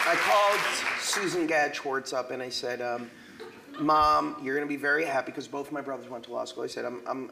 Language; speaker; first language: English; native; English